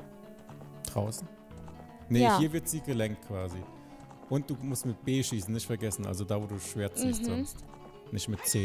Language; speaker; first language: German; native; German